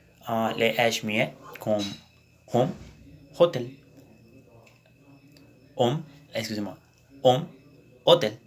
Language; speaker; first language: French; non-native, learner; Spanish